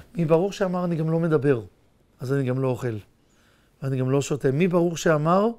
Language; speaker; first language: Hebrew; native; Hebrew